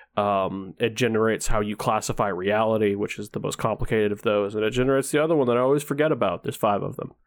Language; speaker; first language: English; early bilingual, other home language; Danish